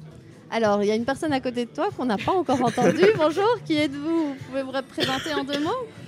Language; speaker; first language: French; native; French